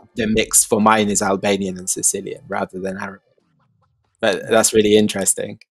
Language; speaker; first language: English; early bilingual, other home language; Albanian